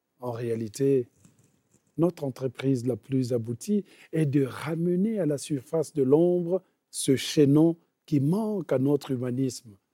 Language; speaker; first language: French; non-native, local second language; Bembe